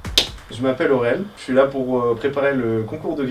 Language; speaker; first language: French; native; French